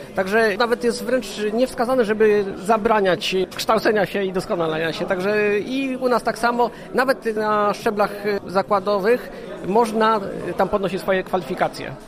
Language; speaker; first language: Polish; native; Polish